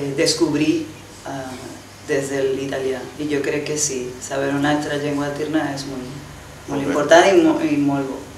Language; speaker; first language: Catalan; non-native, learner; Spanish